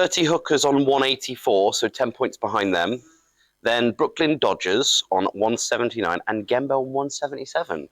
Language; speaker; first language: English; native; English